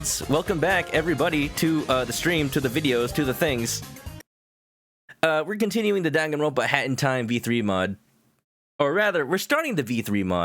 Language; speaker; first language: English; native; English